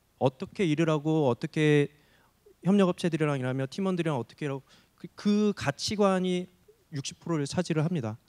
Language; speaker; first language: Korean; native; Korean